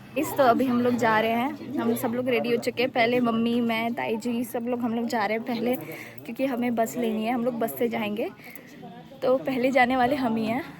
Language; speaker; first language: Hindi; native; Hindi